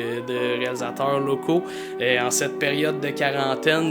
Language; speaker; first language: French; native; French